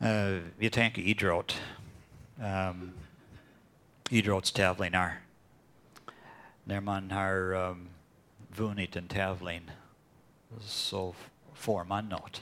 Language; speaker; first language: Swedish; non-native, fluent; English